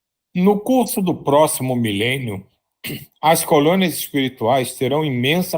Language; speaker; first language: Portuguese; native; Portuguese